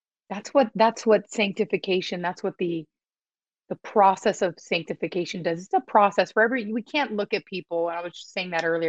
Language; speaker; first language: English; early bilingual, other home language; Spanish